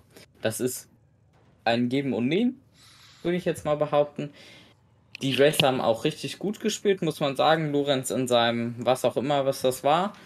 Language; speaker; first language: German; native; German